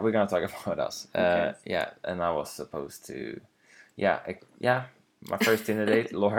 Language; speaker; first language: English; non-native, fluent; Swedish